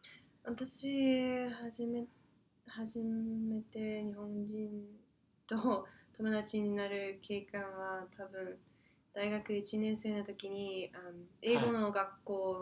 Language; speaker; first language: Japanese; non-native, fluent; English